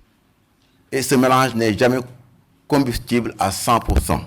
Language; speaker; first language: French; non-native, local second language; Wolof